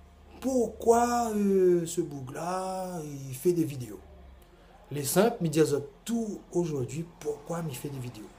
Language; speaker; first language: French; non-native, local second language; Réunion Creole French